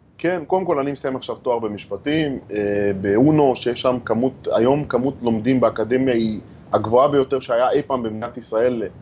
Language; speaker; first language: Hebrew; native; Hebrew